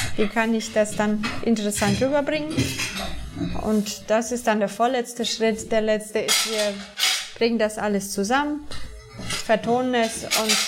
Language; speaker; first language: German; non-native, fluent; Polish